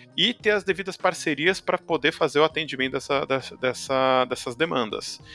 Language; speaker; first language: Portuguese; native; Portuguese